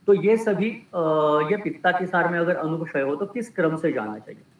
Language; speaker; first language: Hindi; non-native, local second language; Marathi